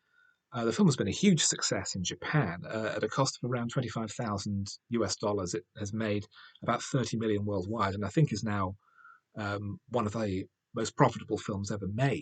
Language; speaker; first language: English; native; English